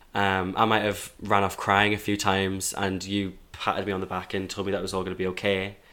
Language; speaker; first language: English; native; English